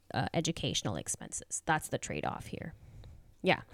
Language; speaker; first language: English; non-native, local second language; Hindi